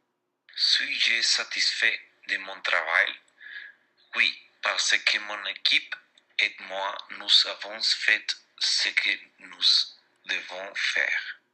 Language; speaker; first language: French; non-native, learner; Spanish